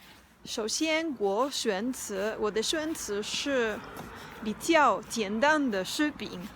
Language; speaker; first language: Chinese; non-native, learner; Spanish